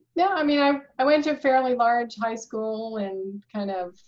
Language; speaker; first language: English; native; English